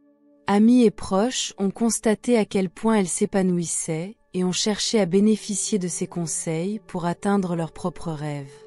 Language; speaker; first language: French; native; French